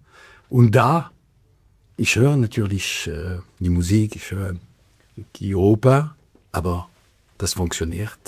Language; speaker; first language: German; non-native, local second language; French